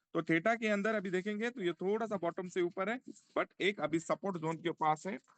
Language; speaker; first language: Hindi; non-native, local second language; Marathi